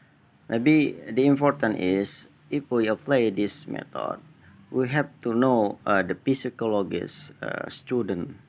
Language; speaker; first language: English; non-native, learner; Indonesian